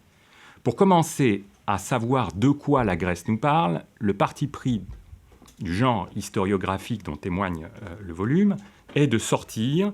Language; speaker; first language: French; native; French